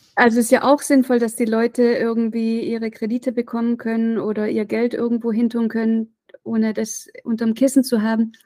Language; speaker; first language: German; native; German